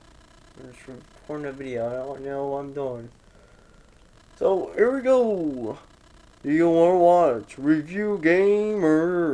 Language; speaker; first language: English; native; English